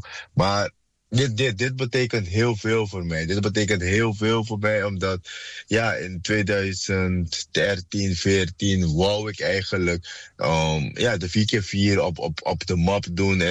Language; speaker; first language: Dutch; non-native, fluent; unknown